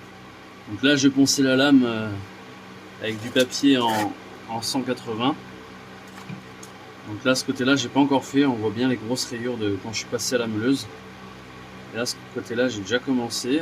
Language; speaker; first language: French; native; French